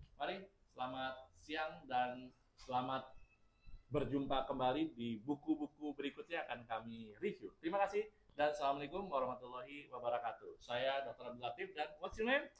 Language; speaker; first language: Indonesian; native; Indonesian